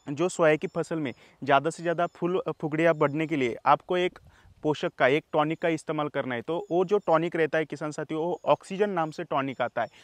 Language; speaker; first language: Hindi; non-native, local second language; Marathi